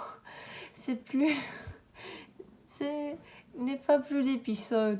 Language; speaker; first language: French; non-native, learner; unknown